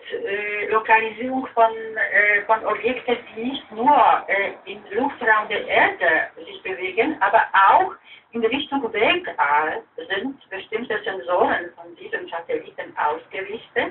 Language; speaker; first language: German; non-native, fluent; Polish